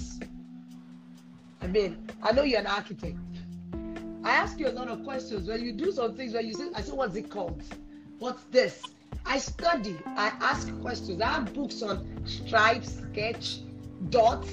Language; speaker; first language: English; non-native, local second language; Yoruba